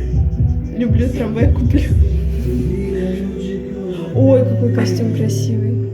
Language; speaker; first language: Russian; native; Russian